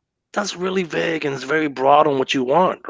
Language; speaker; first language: English; native; English